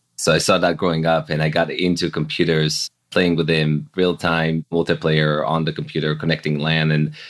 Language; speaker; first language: English; non-native, fluent; Hebrew